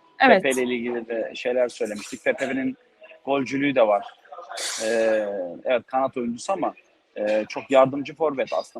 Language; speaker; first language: Turkish; native; Turkish